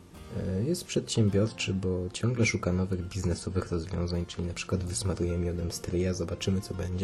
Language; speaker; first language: Polish; native; Polish